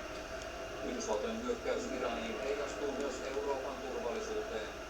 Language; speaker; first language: Finnish; native; Finnish